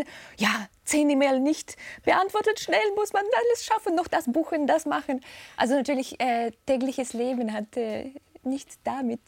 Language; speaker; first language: German; non-native, fluent; Russian